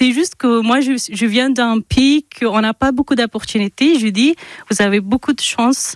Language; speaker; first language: French; non-native, fluent; Persian